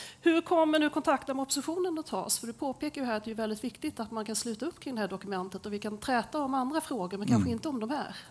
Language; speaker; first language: Swedish; native; Swedish